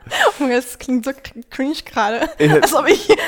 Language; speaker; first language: German; non-native, fluent; Ukrainian